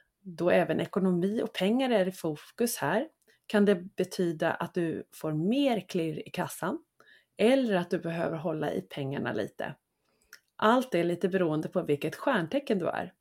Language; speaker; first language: Swedish; native; Swedish